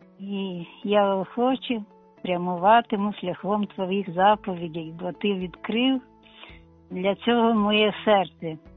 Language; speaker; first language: Ukrainian; native; Ukrainian